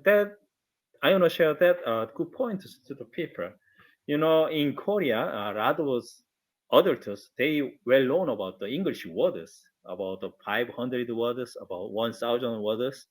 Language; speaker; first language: English; non-native, learner; Korean